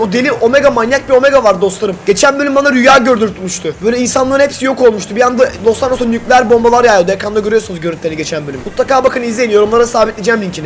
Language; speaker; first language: Turkish; native; Turkish